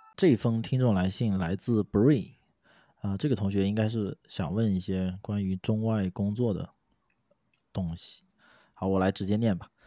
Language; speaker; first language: Chinese; native; Chinese